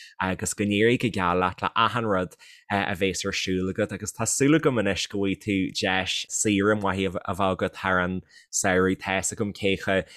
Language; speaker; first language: Irish; native; Irish